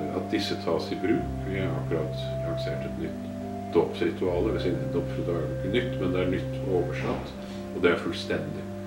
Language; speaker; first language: Norwegian; native; Norwegian